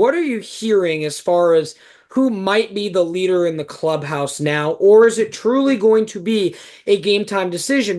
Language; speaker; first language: English; native; English